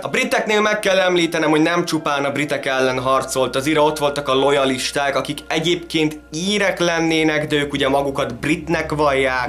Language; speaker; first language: Hungarian; native; Hungarian